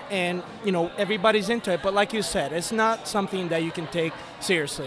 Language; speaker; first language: English; non-native, fluent; Spanish